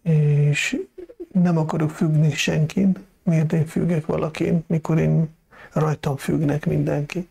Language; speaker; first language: Hungarian; non-native, fluent; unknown